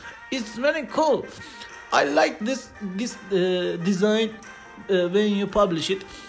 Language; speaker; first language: English; non-native, learner; Turkish